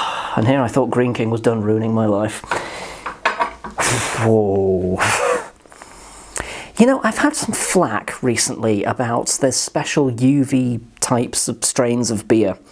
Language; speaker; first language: English; native; English